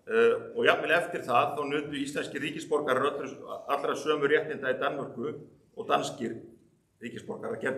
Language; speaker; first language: Icelandic; native; Icelandic